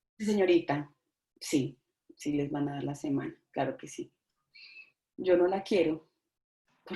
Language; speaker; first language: Spanish; native; Spanish